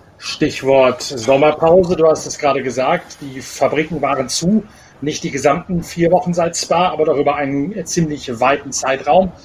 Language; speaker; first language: German; native; German